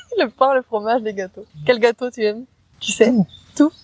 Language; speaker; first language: French; native; French